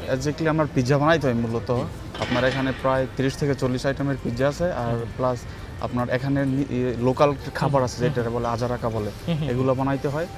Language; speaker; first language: Bangla; native; Bangla